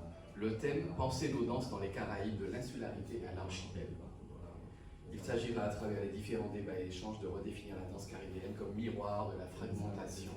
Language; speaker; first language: French; native; French